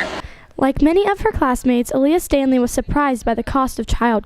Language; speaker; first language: English; native; English